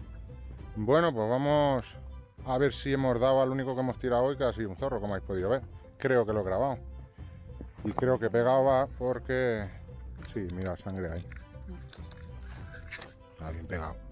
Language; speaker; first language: Spanish; native; Spanish